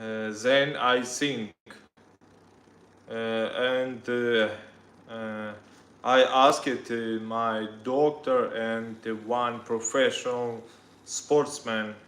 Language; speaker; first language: English; non-native, learner; Russian